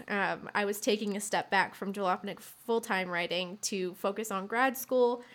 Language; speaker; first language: English; native; English